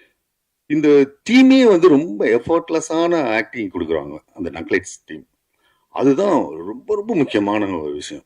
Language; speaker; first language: Tamil; native; Tamil